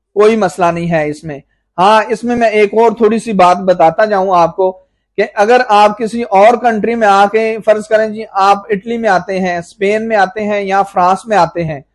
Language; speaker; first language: Urdu; non-native, local second language; Punjabi